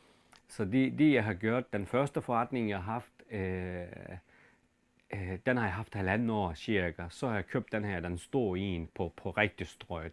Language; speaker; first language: Danish; non-native, fluent; Turkish